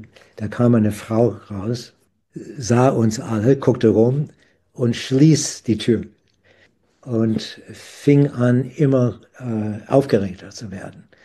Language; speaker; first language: German; non-native, fluent; English